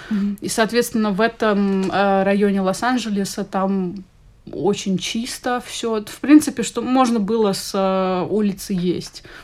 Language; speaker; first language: Russian; native; Russian